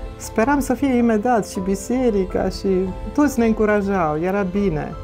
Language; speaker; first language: Romanian; non-native, local second language; Ukrainian